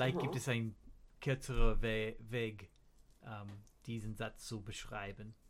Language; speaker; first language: German; non-native, learner; English